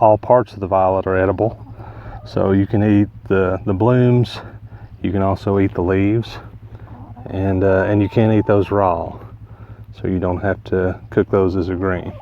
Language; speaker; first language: English; native; English